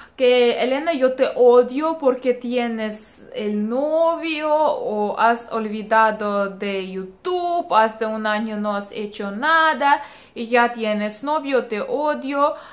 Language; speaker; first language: Spanish; non-native, fluent; Russian